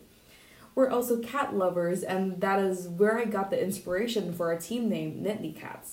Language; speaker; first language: English; non-native, local second language; Cantonese